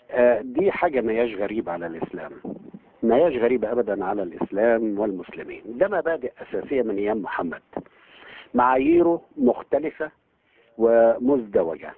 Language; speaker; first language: Arabic; native; Arabic